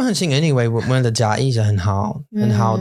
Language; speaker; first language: Chinese; non-native, learner; English